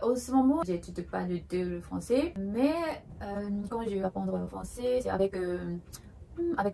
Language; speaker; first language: French; non-native, learner; Japanese